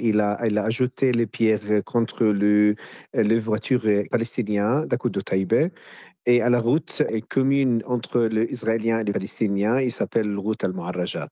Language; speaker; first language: French; non-native, local second language; Arabic